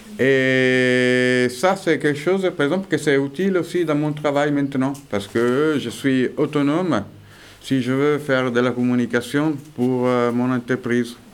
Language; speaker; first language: French; non-native, fluent; Italian